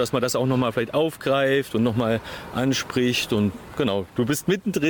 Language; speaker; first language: German; native; German